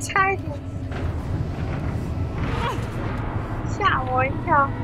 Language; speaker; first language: Chinese; native; Chinese